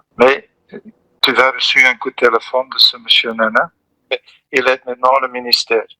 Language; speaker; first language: French; non-native, local second language; Dutch